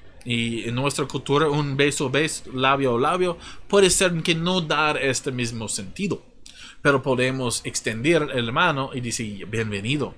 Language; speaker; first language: Spanish; non-native, fluent; English